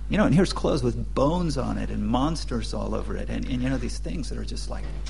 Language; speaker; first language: English; native; English